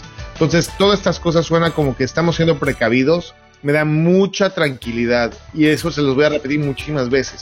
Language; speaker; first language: Spanish; native; Spanish